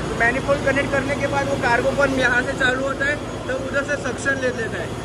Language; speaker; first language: Hindi; non-native, local second language; Marathi